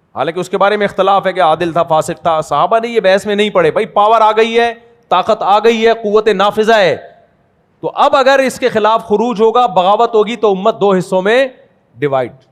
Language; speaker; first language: Urdu; native; Urdu